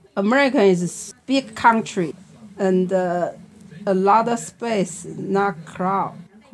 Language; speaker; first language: English; non-native, learner; Chinese